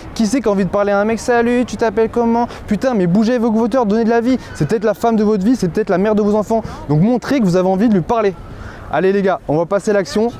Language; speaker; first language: French; native; French